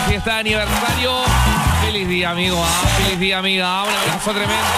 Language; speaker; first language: Spanish; native; Spanish